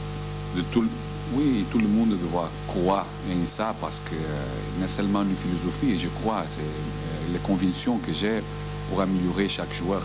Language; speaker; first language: French; non-native, learner; Portuguese